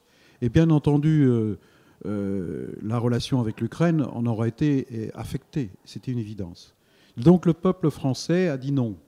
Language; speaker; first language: French; native; French